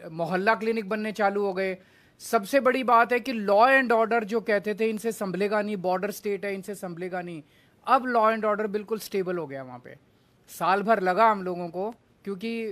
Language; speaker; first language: Hindi; native; Hindi